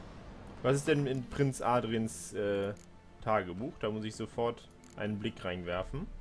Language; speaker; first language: German; native; German